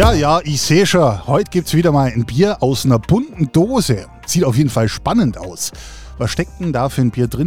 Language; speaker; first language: German; native; German